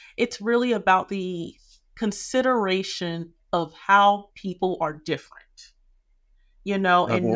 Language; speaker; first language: English; native; English